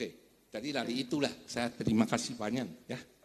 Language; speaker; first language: Indonesian; non-native, fluent; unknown